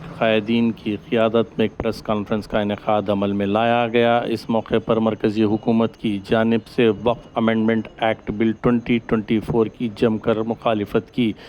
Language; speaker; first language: Urdu; native; Urdu